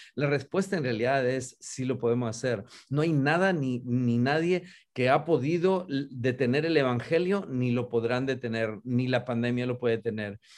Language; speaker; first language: Spanish; native; Spanish